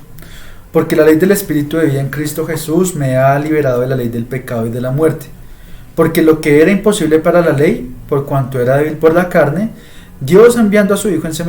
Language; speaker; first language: Spanish; native; Spanish